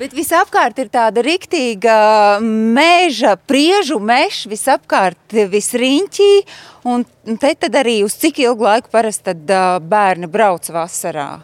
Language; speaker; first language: Latvian; native; Latvian